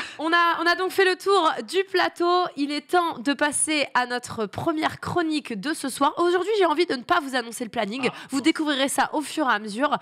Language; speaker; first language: French; native; French